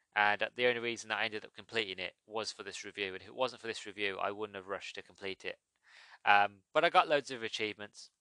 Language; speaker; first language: English; native; English